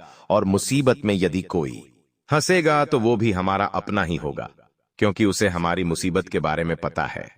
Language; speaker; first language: Hindi; native; Hindi